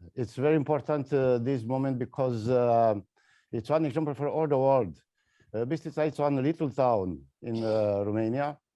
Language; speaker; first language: English; non-native, learner; Romanian